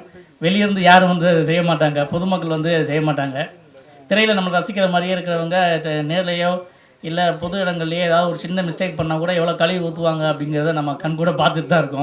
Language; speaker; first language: Tamil; native; Tamil